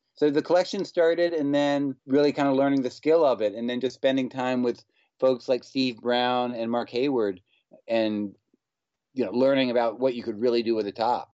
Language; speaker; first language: English; native; English